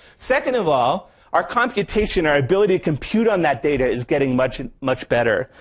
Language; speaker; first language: English; native; English